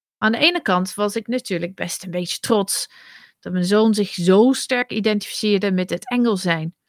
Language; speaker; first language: Dutch; non-native, fluent; English